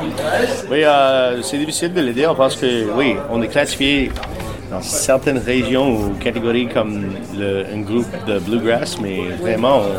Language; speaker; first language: French; non-native, local second language; English